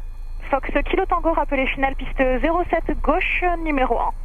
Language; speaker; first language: French; native; French